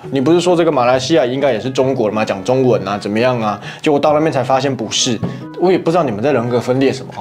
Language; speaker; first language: Chinese; native; Chinese